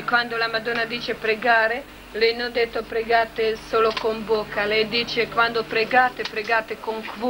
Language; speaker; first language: Italian; non-native, learner; Croatian